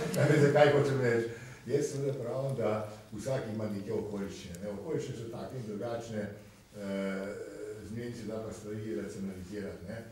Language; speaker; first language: Slovenian; native; Slovenian